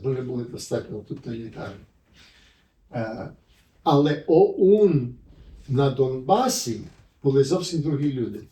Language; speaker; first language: Ukrainian; early bilingual, heritage; Ukrainian